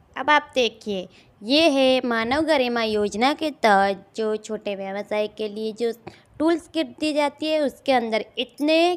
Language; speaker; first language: Hindi; non-native, local second language; Gujarati